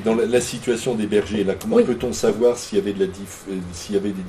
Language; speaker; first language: French; native; French